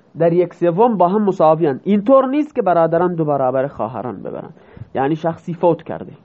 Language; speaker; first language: Persian; non-native, local second language; Baluchi